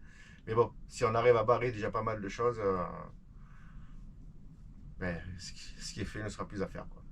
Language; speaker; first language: French; native; French